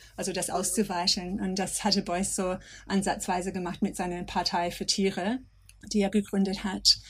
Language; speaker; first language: German; non-native, fluent; English